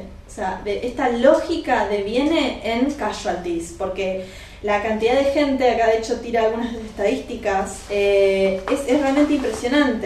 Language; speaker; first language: Spanish; native; Spanish